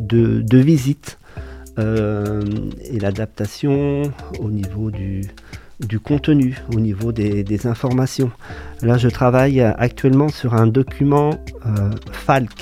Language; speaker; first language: French; native; French